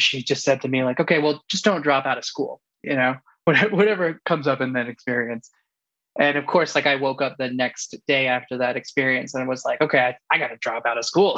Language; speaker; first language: English; native; English